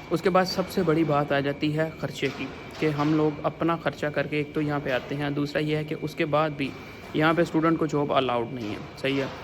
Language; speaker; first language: Urdu; non-native, local second language; Punjabi